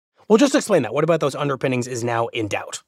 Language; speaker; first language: English; native; English